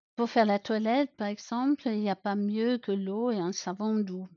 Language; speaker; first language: French; non-native, fluent; German